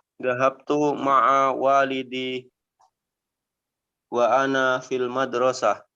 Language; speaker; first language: Arabic; non-native, learner; Indonesian